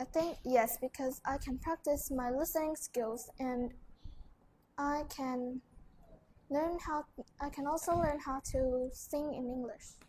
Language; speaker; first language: English; non-native, learner; Vietnamese